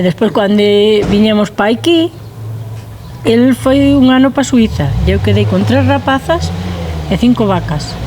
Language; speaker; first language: Galician; native; Galician